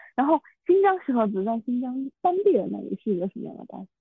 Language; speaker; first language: Chinese; non-native, local second language; Min Nan Chinese